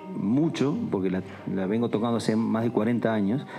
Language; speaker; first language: Spanish; native; Spanish